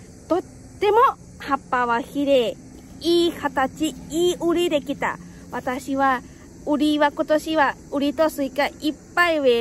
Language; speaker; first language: Japanese; non-native, learner; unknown